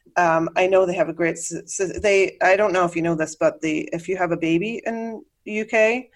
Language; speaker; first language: English; native; English